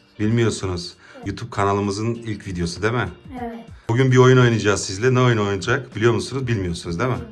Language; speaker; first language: Turkish; early bilingual, heritage; Turkish